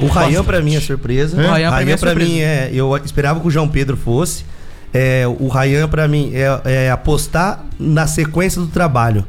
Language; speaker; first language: Portuguese; native; Portuguese